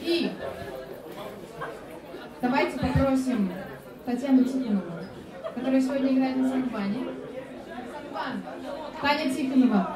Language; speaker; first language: Russian; native; Russian